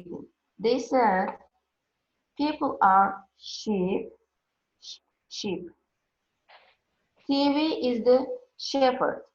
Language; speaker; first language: English; non-native, fluent; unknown